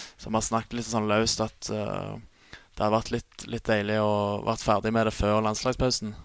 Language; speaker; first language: Norwegian; native; Norwegian